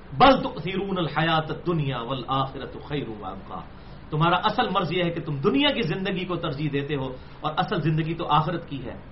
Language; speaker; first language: Urdu; non-native, local second language; Punjabi